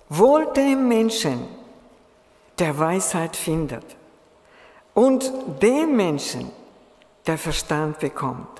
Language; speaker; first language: German; non-native, fluent; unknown